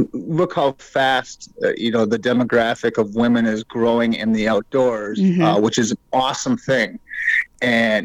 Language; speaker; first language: English; native; English